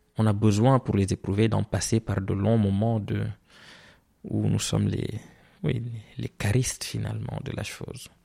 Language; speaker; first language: French; non-native, local second language; Serer